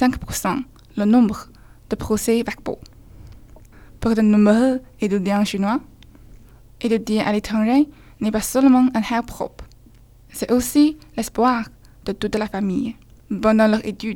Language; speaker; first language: French; non-native, learner; Chinese